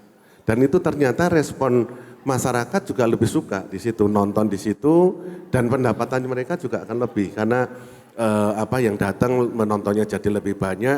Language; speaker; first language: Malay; non-native, local second language; Javanese